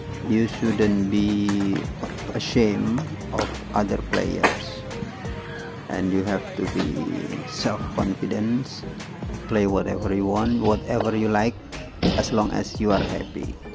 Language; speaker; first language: English; non-native, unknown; Indonesian